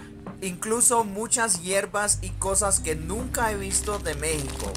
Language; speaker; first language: Spanish; non-native, fluent; Russian